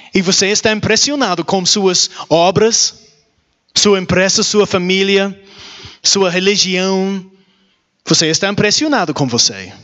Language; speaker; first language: Portuguese; non-native, learner; English